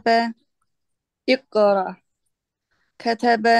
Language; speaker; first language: Arabic; non-native, learner; Chinese